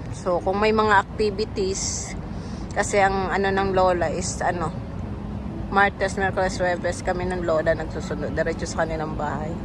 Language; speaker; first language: Filipino; native; Filipino